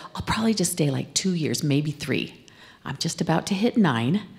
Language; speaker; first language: English; native; English